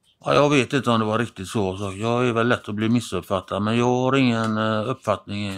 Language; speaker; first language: Swedish; native; Swedish